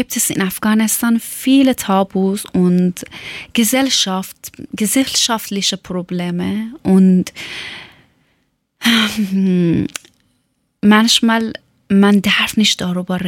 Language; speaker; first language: German; non-native, learner; Persian